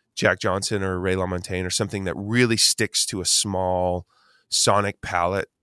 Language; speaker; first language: English; native; English